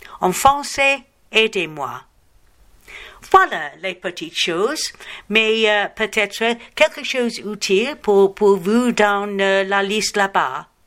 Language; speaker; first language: French; non-native, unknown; English